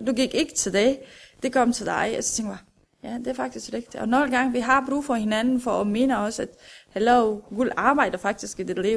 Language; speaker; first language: Danish; non-native, fluent; Romanian